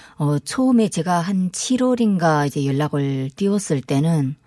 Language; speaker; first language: Korean; native; Korean